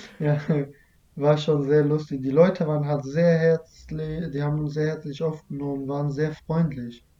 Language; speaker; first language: German; early bilingual, other home language; Kurdish